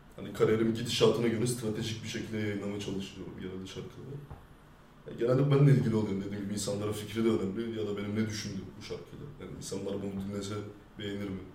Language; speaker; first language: Turkish; early bilingual, heritage; French